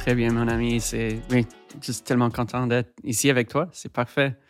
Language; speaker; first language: French; non-native, fluent; English